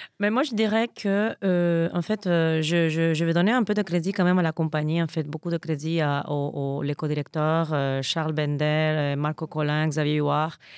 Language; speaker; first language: French; non-native, fluent; Spanish